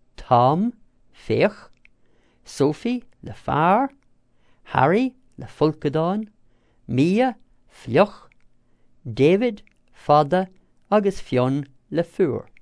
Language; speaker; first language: Irish; non-native, local second language; English